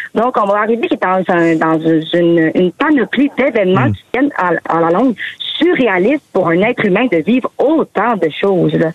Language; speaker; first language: French; native; French